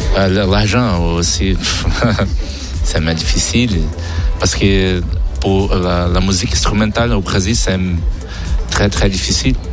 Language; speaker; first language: French; non-native, learner; Portuguese